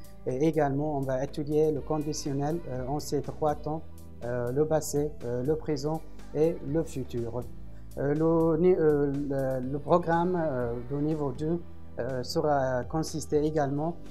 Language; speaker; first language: French; non-native, fluent; Arabic